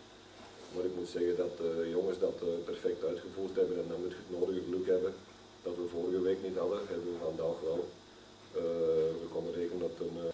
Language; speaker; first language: Dutch; native; Dutch